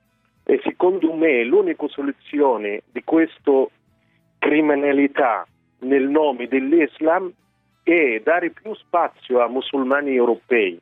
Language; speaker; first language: Italian; non-native, fluent; Arabic